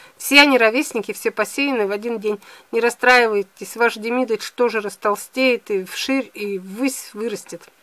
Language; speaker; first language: Russian; native; Russian